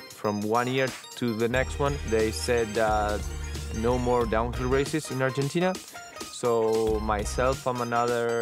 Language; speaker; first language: English; non-native, fluent; Spanish